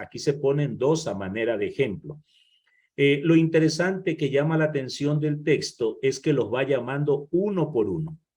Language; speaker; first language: Spanish; native; Spanish